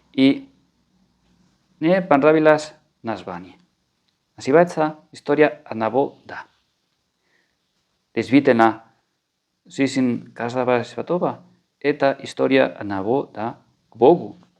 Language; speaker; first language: Russian; non-native, fluent; Spanish